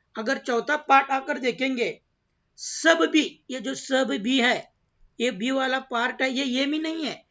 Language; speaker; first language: Hindi; non-native, local second language; Marathi